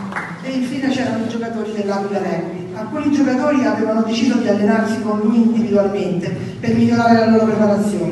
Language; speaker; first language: Italian; native; Italian